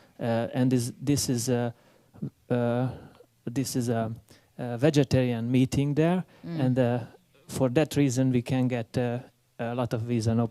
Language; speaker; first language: English; non-native, learner; Hungarian